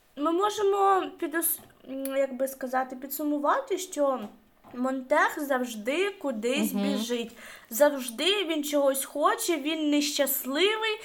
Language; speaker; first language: Ukrainian; non-native, local second language; Russian